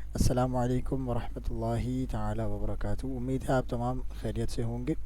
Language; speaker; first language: Urdu; native; Urdu